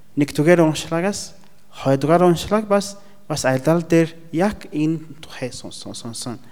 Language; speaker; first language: Mongolian; non-native, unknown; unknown